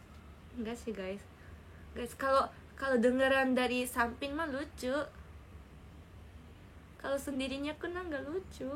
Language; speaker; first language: Indonesian; native; Indonesian